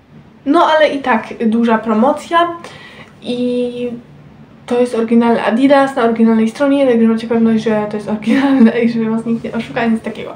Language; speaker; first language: Polish; native; Polish